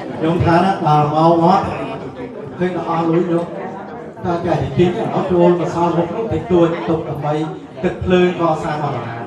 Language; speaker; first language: Khmer; native; Khmer